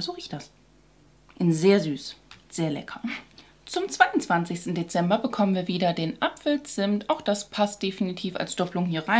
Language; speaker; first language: German; native; German